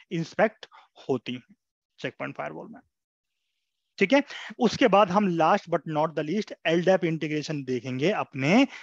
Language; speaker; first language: Hindi; native; Hindi